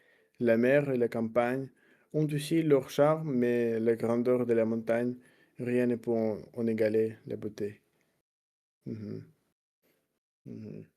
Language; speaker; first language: French; non-native, learner; Russian